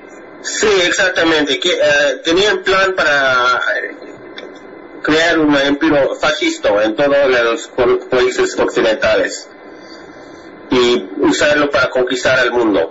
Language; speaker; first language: Spanish; non-native, fluent; English